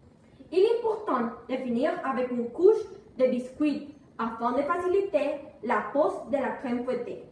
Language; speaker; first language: French; non-native, learner; Spanish